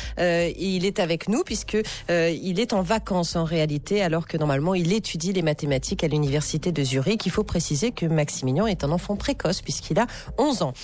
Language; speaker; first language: French; native; French